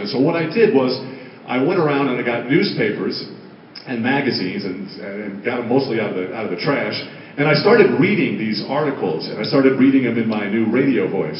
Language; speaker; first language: English; native; English